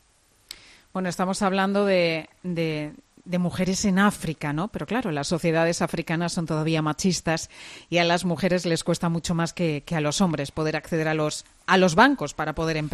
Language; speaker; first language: Spanish; native; Spanish